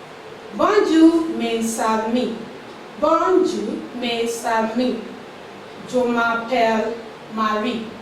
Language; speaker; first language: French; non-native, fluent; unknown